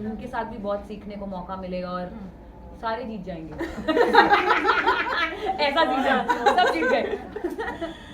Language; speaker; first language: Hindi; native; Hindi